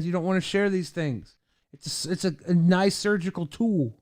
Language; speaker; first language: English; native; English